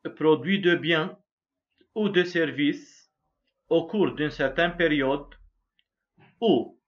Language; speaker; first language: French; non-native, local second language; Arabic